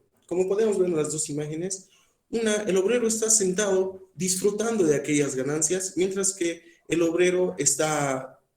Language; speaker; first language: Spanish; native; Spanish